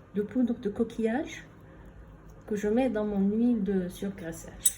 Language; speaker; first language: French; non-native, local second language; Arabic